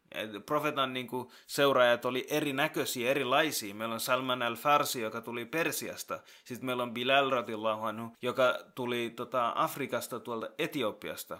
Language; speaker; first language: Finnish; early bilingual, other home language; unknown